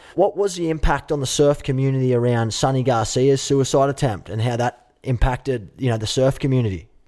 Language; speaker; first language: English; native; English